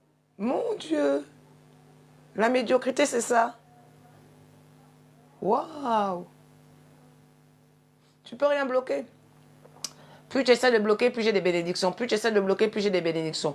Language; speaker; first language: French; native; French